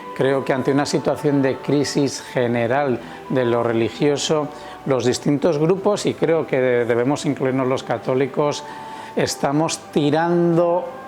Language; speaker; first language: Spanish; native; Spanish